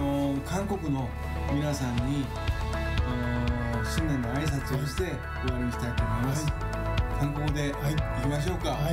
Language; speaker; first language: Japanese; non-native, fluent; Korean